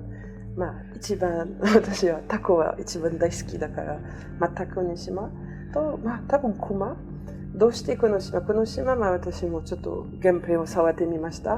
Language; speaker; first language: Japanese; non-native, learner; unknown